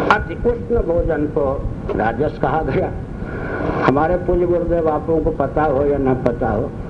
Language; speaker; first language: Hindi; non-native, local second language; Maithili